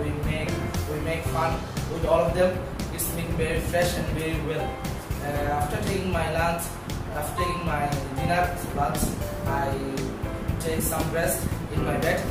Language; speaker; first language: English; non-native, learner; Bangla